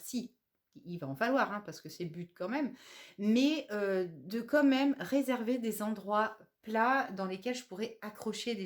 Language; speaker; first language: French; native; French